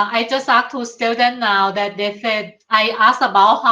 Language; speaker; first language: English; non-native, learner; Thai